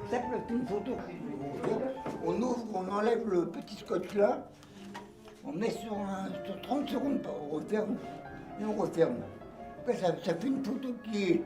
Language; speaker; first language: French; native; French